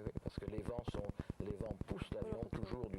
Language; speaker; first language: French; native; French